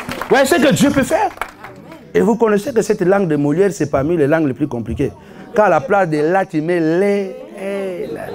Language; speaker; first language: French; non-native, fluent; Lingala